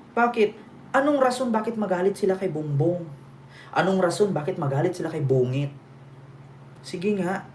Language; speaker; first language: Filipino; non-native, local second language; Cebuano